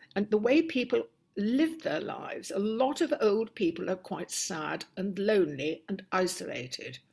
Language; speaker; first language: English; native; English